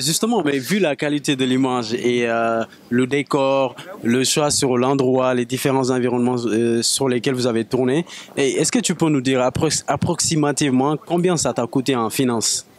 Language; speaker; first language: French; non-native, local second language; Wolof